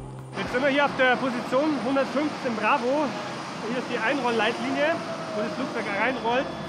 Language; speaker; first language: German; native; German